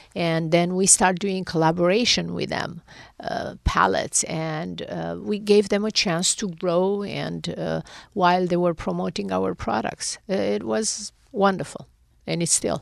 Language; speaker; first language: English; non-native, fluent; Romanian